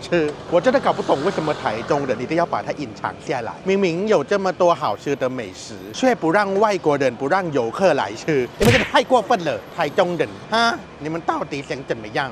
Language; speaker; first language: Chinese; non-native, fluent; Thai